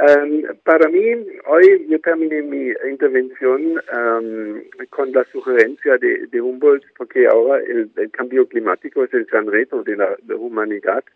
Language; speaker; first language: Spanish; non-native, fluent; German